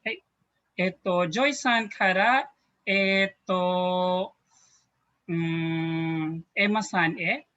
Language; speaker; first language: Japanese; non-native, learner; Filipino